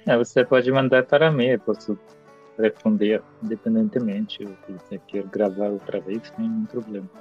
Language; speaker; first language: Portuguese; non-native, fluent; Italian